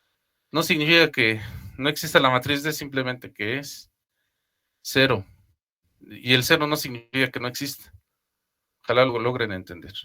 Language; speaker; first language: Spanish; native; Spanish